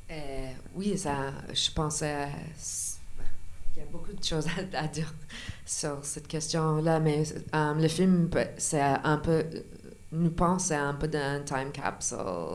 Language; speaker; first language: French; non-native, local second language; English